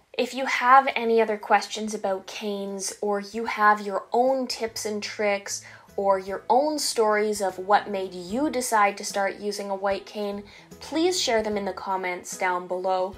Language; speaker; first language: English; native; English